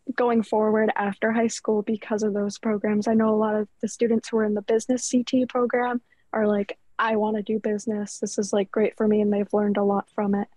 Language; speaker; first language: English; native; English